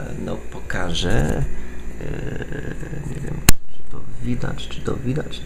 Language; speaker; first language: Polish; non-native, fluent; English